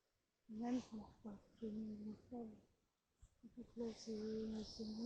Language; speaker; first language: French; native; French